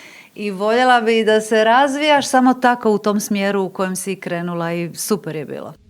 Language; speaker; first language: Bosnian; native; Bosnian